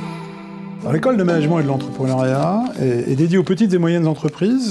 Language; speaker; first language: French; native; French